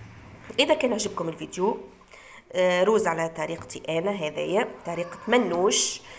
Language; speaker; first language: Arabic; native; Arabic